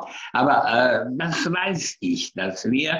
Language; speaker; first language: German; non-native, fluent; Hungarian